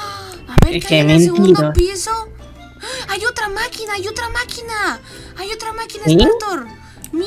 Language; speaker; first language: Spanish; native; Spanish